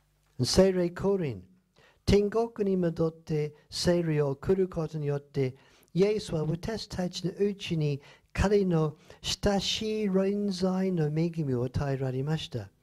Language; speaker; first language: Japanese; non-native, fluent; English